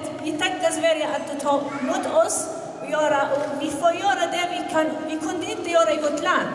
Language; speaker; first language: Swedish; non-native, fluent; Assyrian Neo-Aramaic